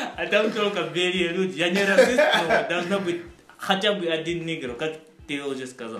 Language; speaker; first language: Russian; non-native, fluent; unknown